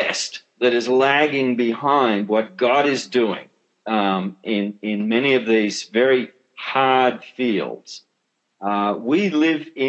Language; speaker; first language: English; native; English